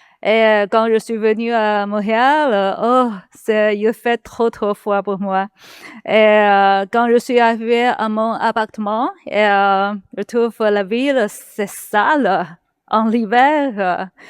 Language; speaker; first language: French; non-native, learner; Chinese